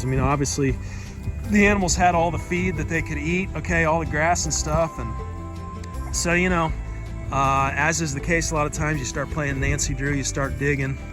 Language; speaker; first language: English; native; English